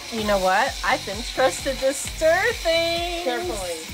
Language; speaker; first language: English; native; English